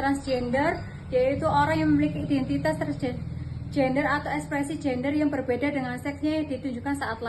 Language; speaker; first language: Indonesian; native; Indonesian